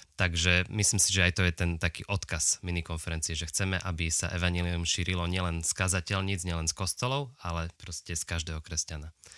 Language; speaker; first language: Slovak; native; Slovak